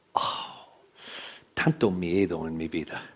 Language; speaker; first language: Spanish; non-native, learner; English